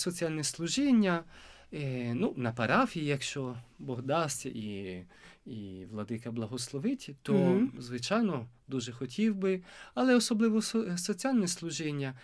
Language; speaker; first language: Ukrainian; non-native, fluent; Italian